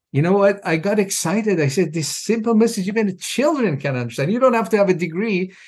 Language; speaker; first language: English; non-native, fluent; Persian